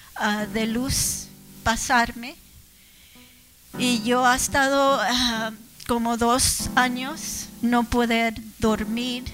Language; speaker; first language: Spanish; early bilingual, heritage; English